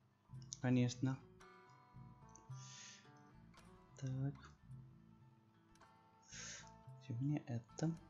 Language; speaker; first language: Russian; non-native, learner; Spanish